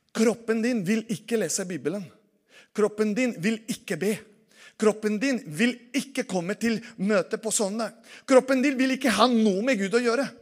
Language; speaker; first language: Norwegian; non-native, fluent; Spanish